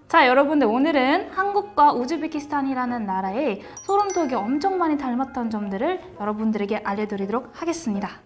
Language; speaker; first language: Korean; non-native, fluent; Uzbek